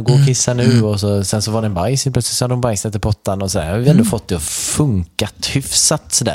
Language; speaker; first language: Swedish; native; Swedish